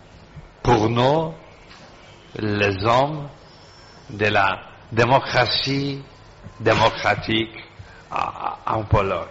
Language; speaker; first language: French; non-native, fluent; Polish